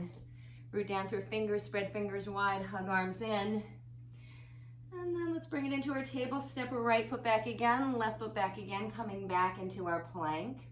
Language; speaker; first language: English; native; English